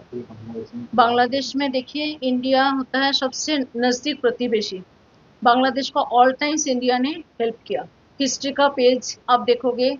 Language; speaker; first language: Hindi; non-native, local second language; Bangla